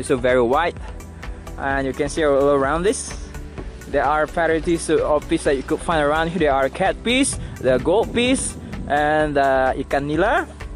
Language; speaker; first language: English; non-native, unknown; Indonesian